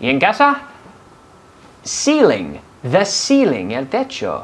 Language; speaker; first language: Spanish; non-native, fluent; English